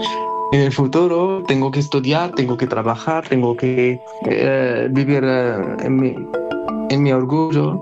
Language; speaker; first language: Spanish; non-native, learner; Arabic